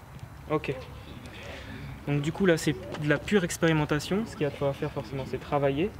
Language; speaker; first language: French; native; French